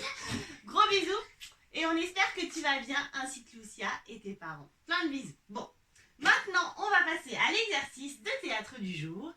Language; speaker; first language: French; native; French